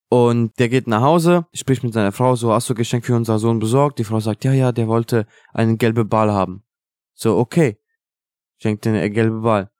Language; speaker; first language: German; non-native, fluent; Italian